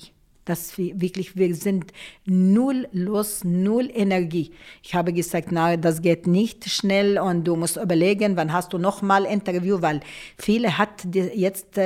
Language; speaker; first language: German; non-native, local second language; Arabic